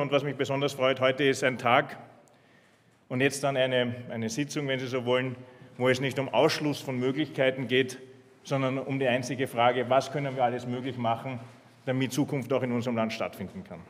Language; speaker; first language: German; native; German